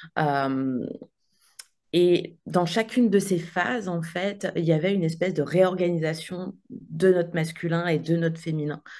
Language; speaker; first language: French; native; French